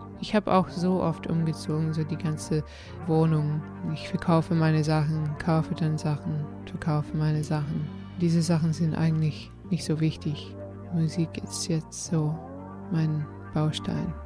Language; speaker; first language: German; early bilingual, heritage; English